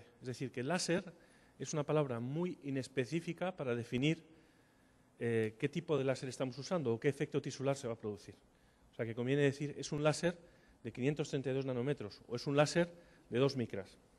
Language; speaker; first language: Spanish; native; Spanish